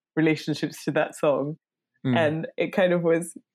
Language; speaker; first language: English; non-native, fluent; French